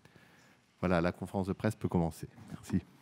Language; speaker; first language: French; native; French